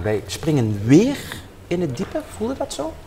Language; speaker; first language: Dutch; native; Dutch